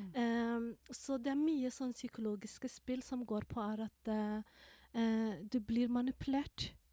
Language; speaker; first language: Norwegian; non-native, fluent; Somali